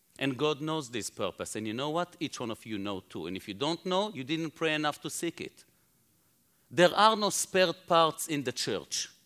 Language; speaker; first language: English; non-native, fluent; Hebrew